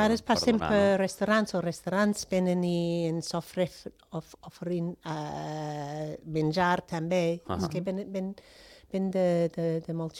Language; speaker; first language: Catalan; non-native, fluent; English